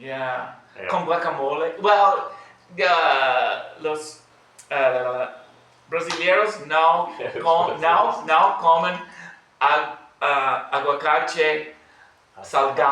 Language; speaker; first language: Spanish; non-native, learner; English